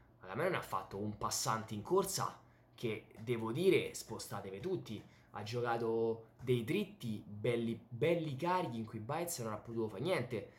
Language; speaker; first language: Italian; native; Italian